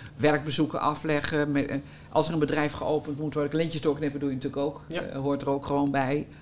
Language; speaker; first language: Dutch; native; Dutch